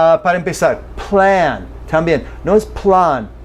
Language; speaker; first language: Spanish; non-native, fluent; English